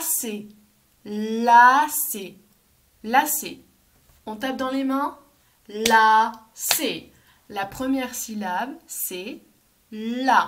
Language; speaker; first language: French; native; French